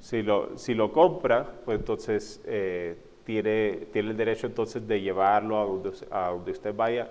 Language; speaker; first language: Spanish; non-native, fluent; English